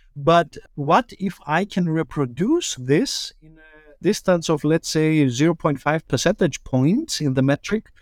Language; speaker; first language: English; early bilingual, other home language; German